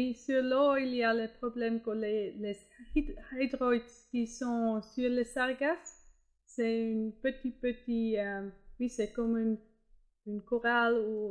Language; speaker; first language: French; non-native, fluent; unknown